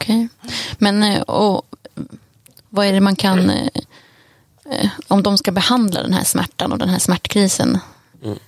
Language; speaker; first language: Swedish; native; Swedish